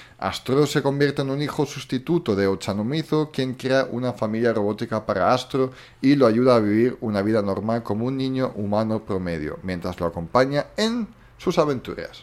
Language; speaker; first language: Spanish; early bilingual, other home language; German